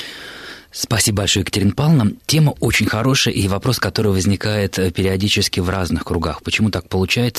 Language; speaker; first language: Russian; native; Russian